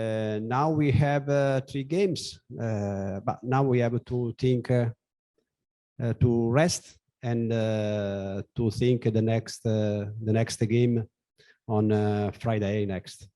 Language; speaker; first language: English; non-native, learner; Italian